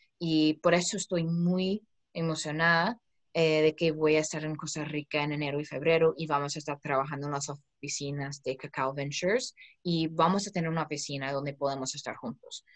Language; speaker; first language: Spanish; non-native, fluent; English